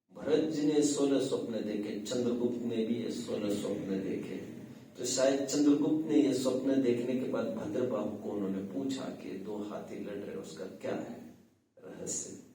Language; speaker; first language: Hindi; native; Hindi